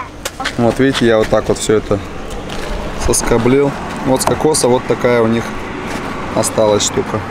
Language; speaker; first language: Russian; native; Russian